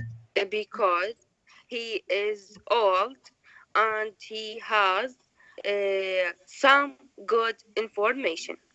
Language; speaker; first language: English; non-native, learner; Arabic